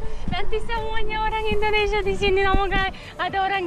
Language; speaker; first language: Indonesian; non-native, learner; English